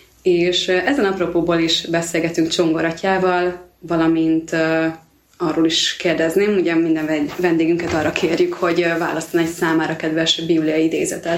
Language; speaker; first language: Hungarian; native; Hungarian